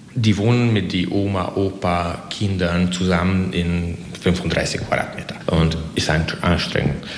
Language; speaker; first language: German; non-native, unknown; Hungarian